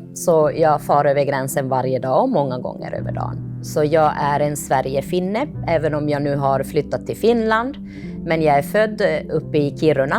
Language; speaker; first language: Swedish; early bilingual, other home language; Finnish